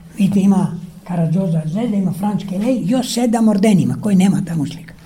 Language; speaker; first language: Serbian; early bilingual, heritage; Serbian